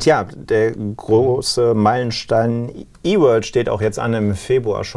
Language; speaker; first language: German; native; German